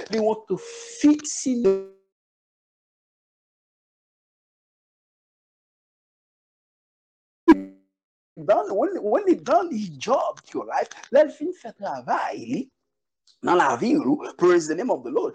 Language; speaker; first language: English; non-native, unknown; Haitian Creole